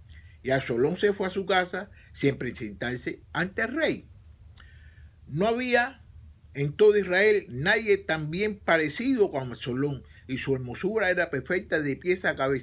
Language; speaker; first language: Spanish; native; Spanish